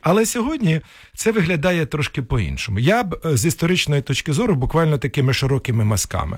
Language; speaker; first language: Ukrainian; native; Ukrainian